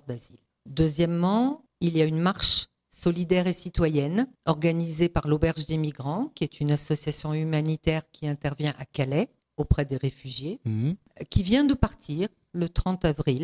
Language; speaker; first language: French; native; French